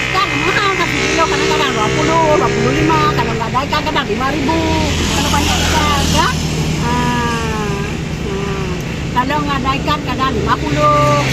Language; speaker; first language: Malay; non-native, local second language; Achinese